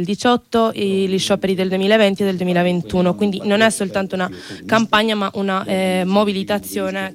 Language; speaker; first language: Italian; non-native, fluent; Spanish